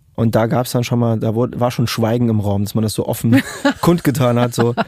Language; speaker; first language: German; native; German